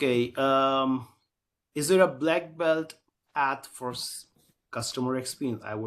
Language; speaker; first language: English; native; English